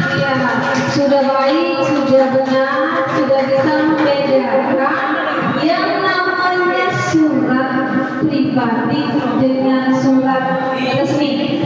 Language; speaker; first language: Indonesian; native; Indonesian